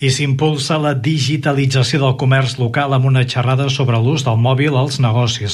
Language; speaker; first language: Catalan; native; Catalan